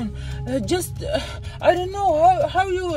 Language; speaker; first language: English; non-native, learner; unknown